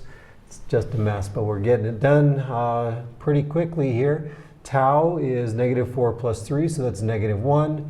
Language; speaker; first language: English; native; English